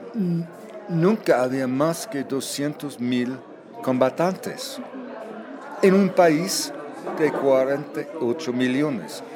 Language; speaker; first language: Spanish; non-native, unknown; English